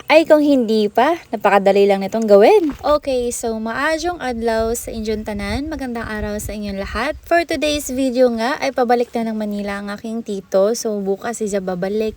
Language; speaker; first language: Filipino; non-native, local second language; Cebuano